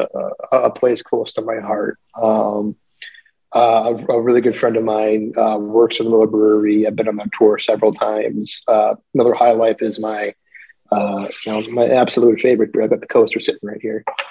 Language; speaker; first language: English; native; English